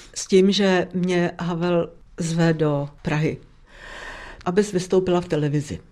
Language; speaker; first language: Czech; native; Czech